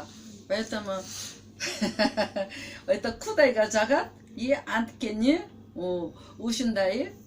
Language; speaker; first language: Russian; non-native, learner; Korean